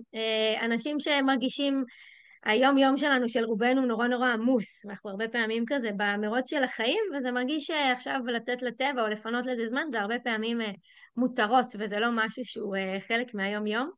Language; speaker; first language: Hebrew; native; Hebrew